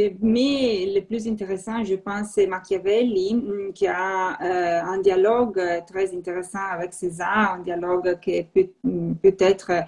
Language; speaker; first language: French; non-native, learner; Italian